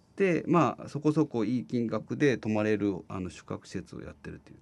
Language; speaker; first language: Japanese; native; Japanese